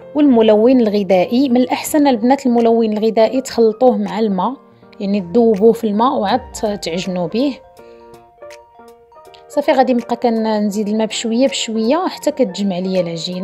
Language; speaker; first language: Arabic; native; Arabic